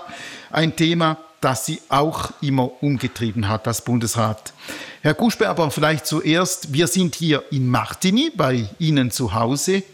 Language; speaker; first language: German; native; German